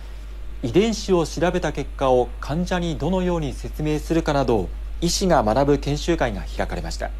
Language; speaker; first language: Japanese; native; Japanese